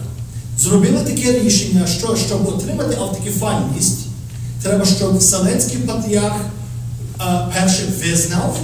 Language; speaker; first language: Ukrainian; early bilingual, heritage; Ukrainian